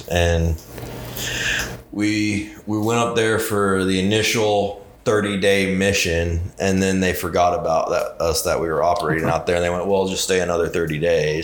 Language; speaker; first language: English; native; English